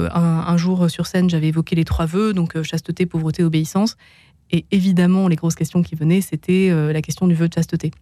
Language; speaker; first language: French; native; French